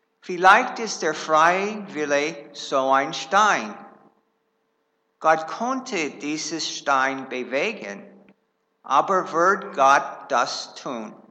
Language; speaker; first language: German; non-native, fluent; English